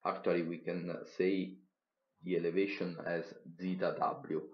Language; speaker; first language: English; non-native, fluent; Italian